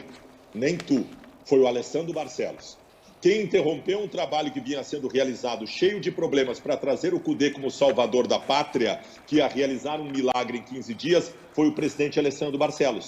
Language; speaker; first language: Portuguese; native; Portuguese